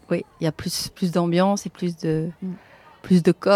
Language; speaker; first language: French; native; French